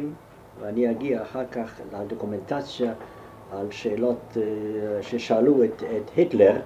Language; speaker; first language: Hebrew; non-native, fluent; German